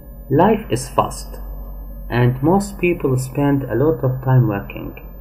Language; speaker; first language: English; non-native, fluent; Arabic